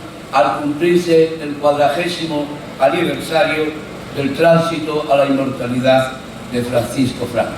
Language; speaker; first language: Spanish; native; Spanish